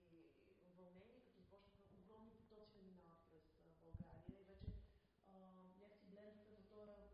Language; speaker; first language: Bulgarian; native; Bulgarian